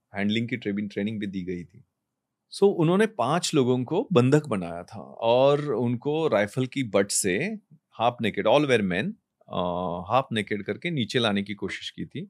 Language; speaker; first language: Hindi; non-native, local second language; Marathi